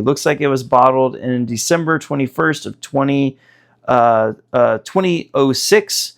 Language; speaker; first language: English; native; English